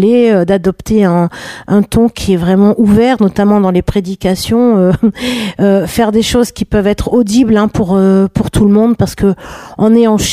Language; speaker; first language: French; native; French